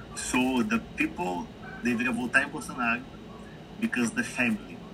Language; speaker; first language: English; non-native, learner; Portuguese